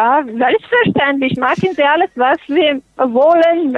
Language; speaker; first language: German; non-native, fluent; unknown